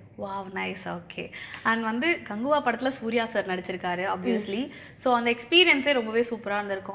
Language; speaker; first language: Tamil; native; Tamil